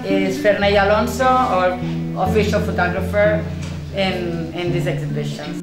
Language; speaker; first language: English; non-native, learner; Catalan